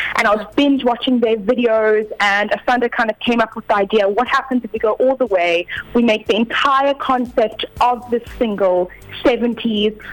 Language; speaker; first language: English; native; English